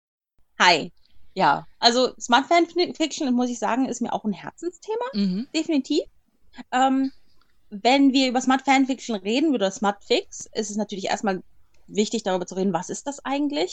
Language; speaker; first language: German; native; German